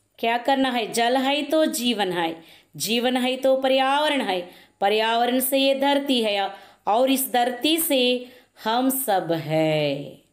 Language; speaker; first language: Hindi; non-native, local second language; Telugu